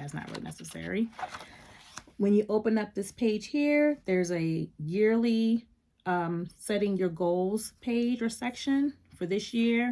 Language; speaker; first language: English; native; English